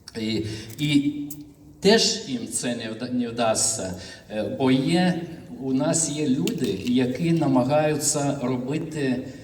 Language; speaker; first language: Ukrainian; non-native, fluent; Lithuanian